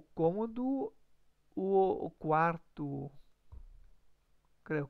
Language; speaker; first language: Portuguese; non-native, learner; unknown